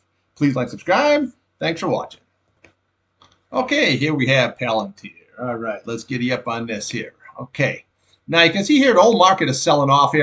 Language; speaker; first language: English; native; English